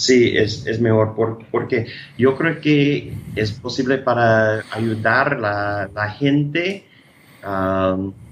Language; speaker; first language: Spanish; non-native, learner; English